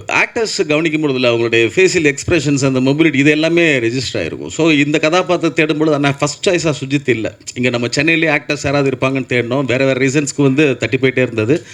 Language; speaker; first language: Tamil; native; Tamil